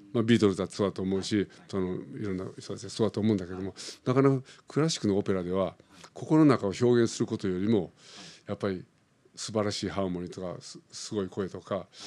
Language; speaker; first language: Japanese; native; Japanese